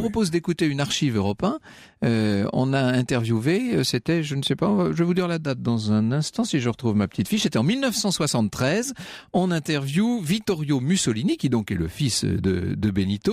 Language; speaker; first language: French; native; French